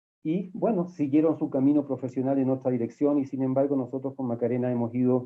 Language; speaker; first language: Spanish; native; Spanish